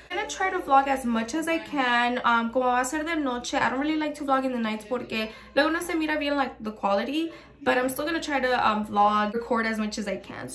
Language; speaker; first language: English; early bilingual, other home language; Spanish